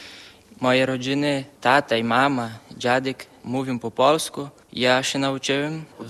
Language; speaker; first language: Polish; early bilingual, heritage; Polish